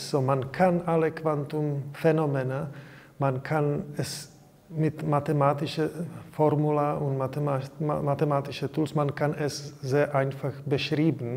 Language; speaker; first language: German; non-native, learner; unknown